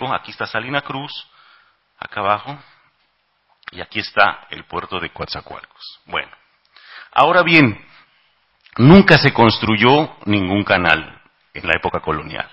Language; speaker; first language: Spanish; native; Spanish